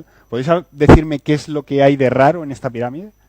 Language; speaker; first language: Spanish; native; Spanish